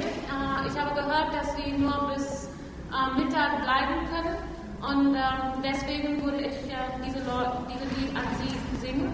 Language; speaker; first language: German; non-native, fluent; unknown